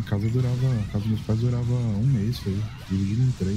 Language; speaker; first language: Portuguese; native; Portuguese